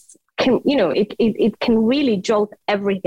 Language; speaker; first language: English; non-native, fluent; Persian